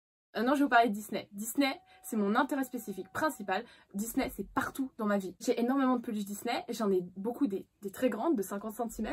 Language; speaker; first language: French; native; French